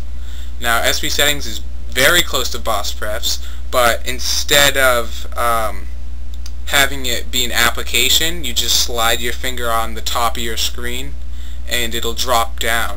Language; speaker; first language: English; native; English